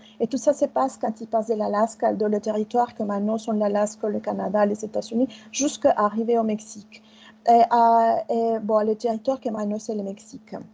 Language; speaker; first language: French; non-native, fluent; Spanish